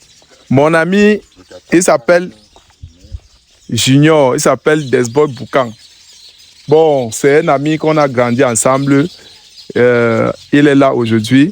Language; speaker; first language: French; native; French